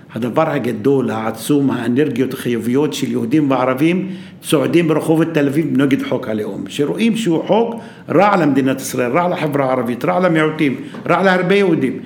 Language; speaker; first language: Hebrew; non-native, local second language; Arabic